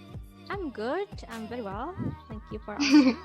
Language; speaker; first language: English; non-native, fluent; Indonesian